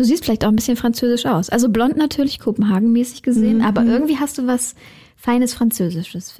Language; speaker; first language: German; native; German